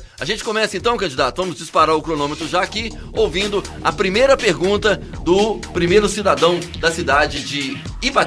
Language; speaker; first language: Portuguese; native; Portuguese